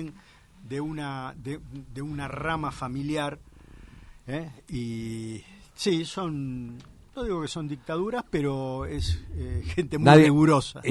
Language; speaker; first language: Spanish; native; Spanish